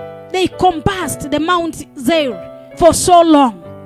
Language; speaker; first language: English; non-native, local second language; Swahili